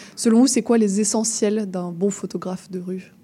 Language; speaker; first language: French; native; French